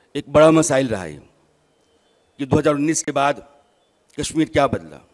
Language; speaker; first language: Hindi; native; Hindi